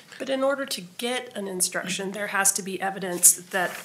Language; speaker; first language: English; native; English